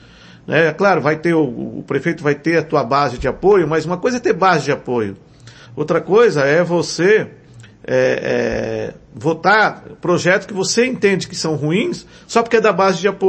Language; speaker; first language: Portuguese; native; Portuguese